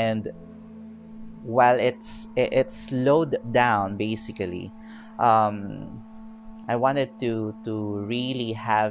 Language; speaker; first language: English; non-native, local second language; Filipino